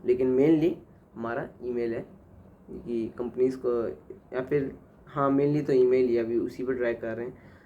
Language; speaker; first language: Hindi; native; Hindi